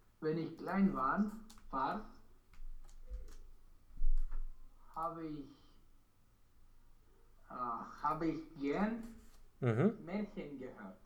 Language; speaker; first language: German; non-native, learner; Romanian